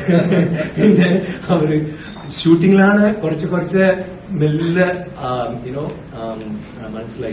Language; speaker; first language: Malayalam; non-native, learner; Tamil